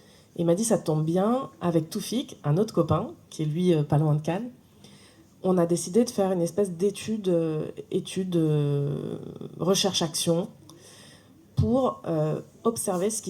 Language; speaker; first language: French; native; French